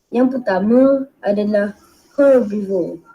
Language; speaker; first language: Malay; native; Malay